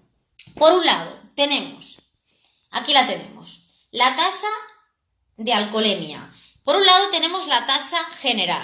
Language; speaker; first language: Spanish; native; Spanish